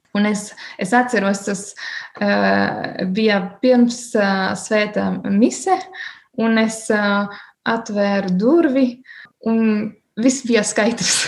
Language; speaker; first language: Latvian; non-native, learner; German